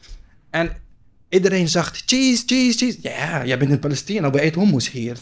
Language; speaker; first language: Dutch; non-native, learner; Arabic